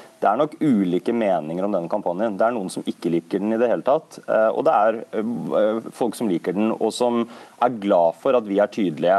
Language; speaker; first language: Norwegian; native; Norwegian